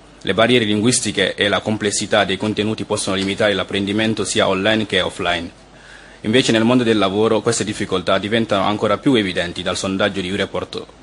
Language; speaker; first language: Italian; non-native, fluent; Fula